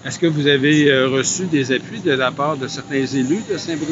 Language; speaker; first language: French; native; French